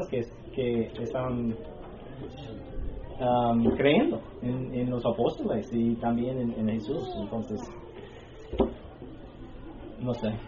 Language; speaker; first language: Spanish; non-native, learner; English